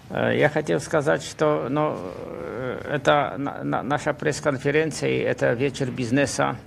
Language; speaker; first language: Russian; non-native, fluent; Polish